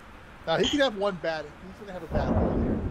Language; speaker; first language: English; native; English